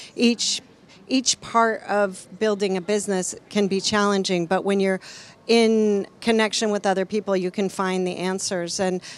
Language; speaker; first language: English; native; English